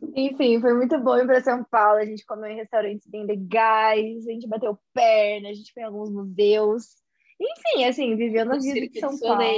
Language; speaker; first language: Portuguese; native; Portuguese